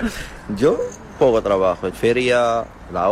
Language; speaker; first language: Spanish; non-native, learner; Arabic